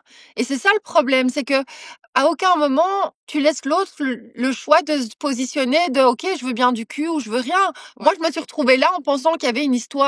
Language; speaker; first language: French; native; French